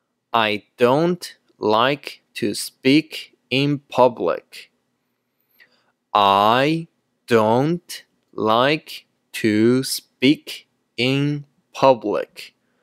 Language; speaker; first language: English; non-native, fluent; Chinese